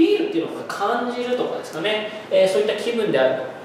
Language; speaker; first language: Japanese; native; Japanese